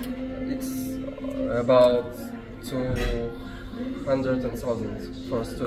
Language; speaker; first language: English; non-native, learner; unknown